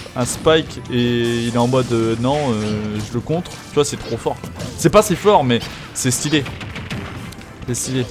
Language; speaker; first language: French; native; French